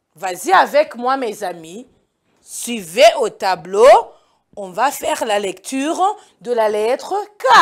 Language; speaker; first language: French; non-native, local second language; Kinyarwanda